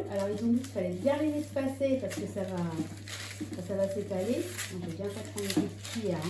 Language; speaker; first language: French; native; French